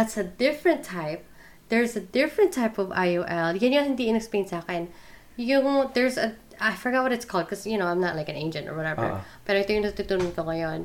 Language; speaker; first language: English; non-native, local second language; Filipino